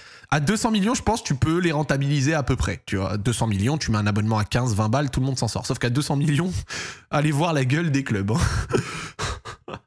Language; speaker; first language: French; native; French